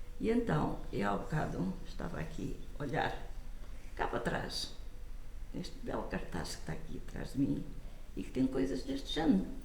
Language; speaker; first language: Portuguese; non-native, local second language; Kabuverdianu